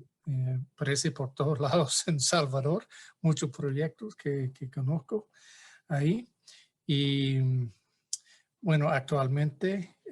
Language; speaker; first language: Spanish; non-native, fluent; English